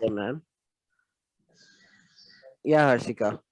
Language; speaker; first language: English; non-native, local second language; Hindi